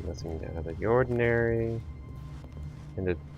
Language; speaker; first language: English; native; English